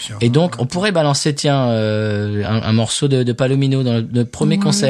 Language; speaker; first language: French; native; French